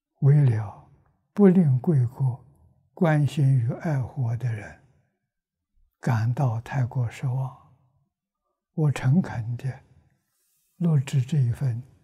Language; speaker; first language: Chinese; native; Chinese